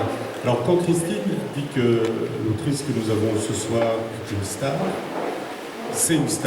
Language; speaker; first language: French; native; French